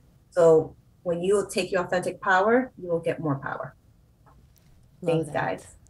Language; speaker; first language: English; non-native, fluent; Spanish